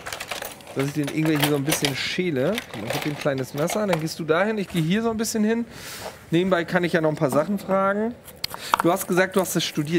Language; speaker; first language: German; native; German